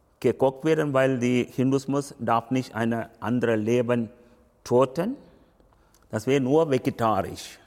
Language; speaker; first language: German; non-native, learner; Tamil